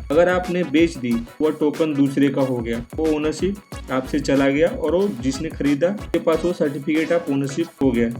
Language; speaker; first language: Hindi; native; Hindi